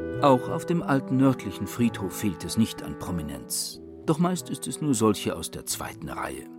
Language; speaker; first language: German; native; German